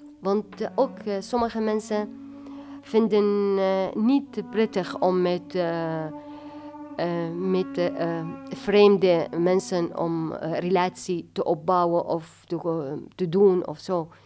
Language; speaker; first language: Dutch; non-native, learner; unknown